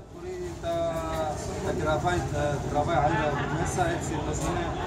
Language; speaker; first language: Greek; non-native, learner; Arabic